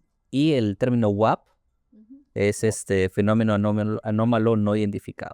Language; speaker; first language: Spanish; native; Spanish